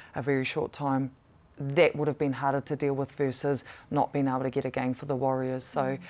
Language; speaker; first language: English; native; English